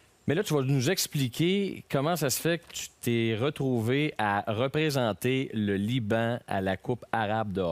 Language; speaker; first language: French; native; French